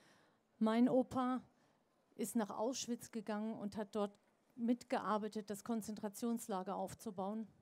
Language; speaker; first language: German; native; German